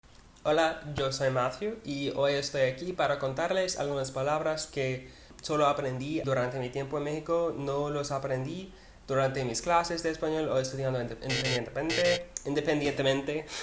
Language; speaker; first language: Spanish; non-native, learner; English